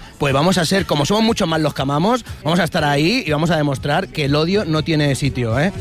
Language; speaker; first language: Spanish; native; Spanish